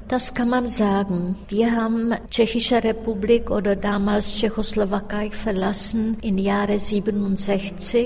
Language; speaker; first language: German; non-native, fluent; Czech